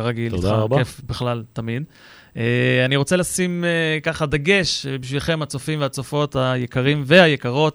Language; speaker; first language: Hebrew; native; Hebrew